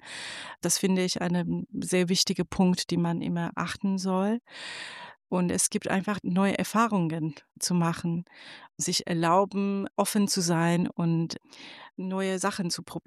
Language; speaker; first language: German; non-native, fluent; Persian